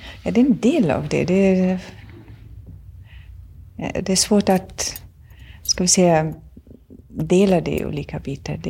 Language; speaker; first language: Swedish; non-native, fluent; German